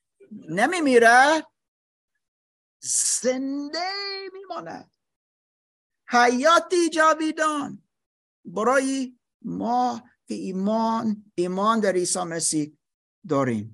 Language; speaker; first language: Persian; non-native, learner; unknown